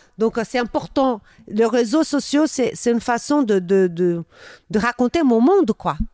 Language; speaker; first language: French; non-native, fluent; Portuguese